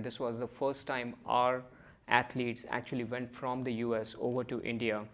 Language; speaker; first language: English; early bilingual, other home language; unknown